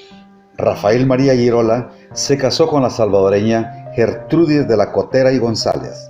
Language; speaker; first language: Spanish; native; Spanish